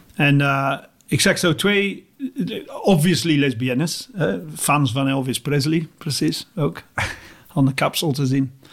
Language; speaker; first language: Dutch; non-native, fluent; English